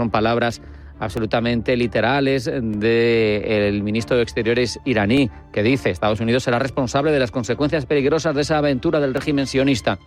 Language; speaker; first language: Spanish; native; Spanish